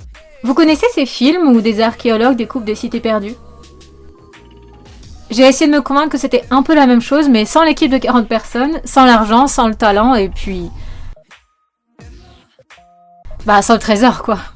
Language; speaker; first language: French; native; French